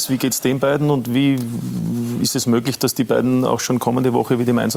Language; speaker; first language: German; native; German